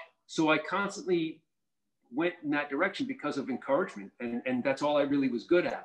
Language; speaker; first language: English; native; English